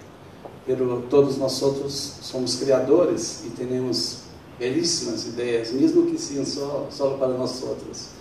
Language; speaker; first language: Spanish; non-native, fluent; Portuguese